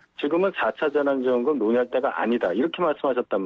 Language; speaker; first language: Korean; native; Korean